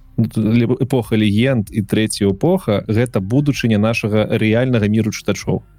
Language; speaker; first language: Belarusian; non-native, local second language; Russian